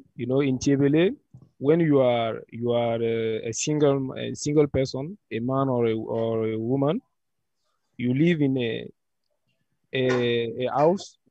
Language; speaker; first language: English; non-native, learner; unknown